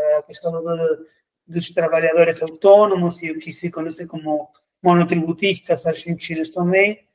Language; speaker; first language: Portuguese; non-native, fluent; Spanish